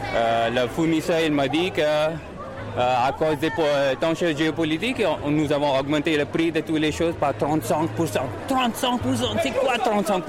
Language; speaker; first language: French; non-native, fluent; English